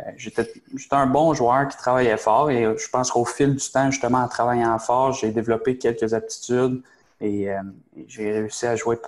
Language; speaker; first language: French; native; French